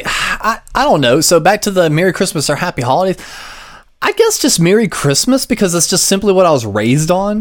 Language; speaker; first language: English; native; English